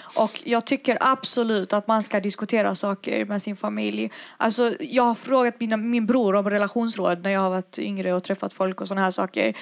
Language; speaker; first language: Swedish; early bilingual, other home language; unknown